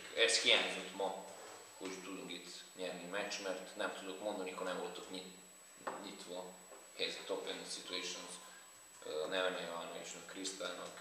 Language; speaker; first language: Hungarian; non-native, learner; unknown